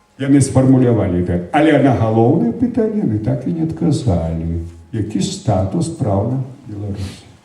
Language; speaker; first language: Belarusian; native; Belarusian